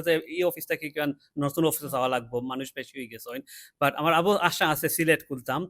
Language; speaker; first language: Bangla; early bilingual, heritage; Bangla